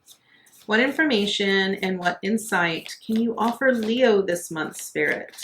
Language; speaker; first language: English; native; English